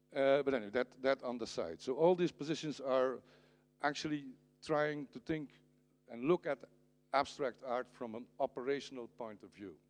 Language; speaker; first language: English; non-native, fluent; Dutch